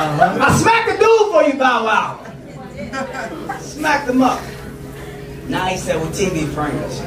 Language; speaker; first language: English; native; English